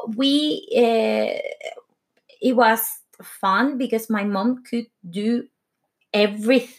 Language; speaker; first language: English; non-native, learner; Spanish